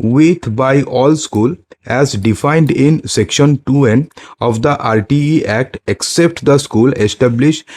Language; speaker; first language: English; non-native, local second language; Bangla